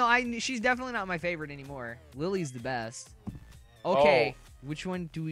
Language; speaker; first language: English; native; English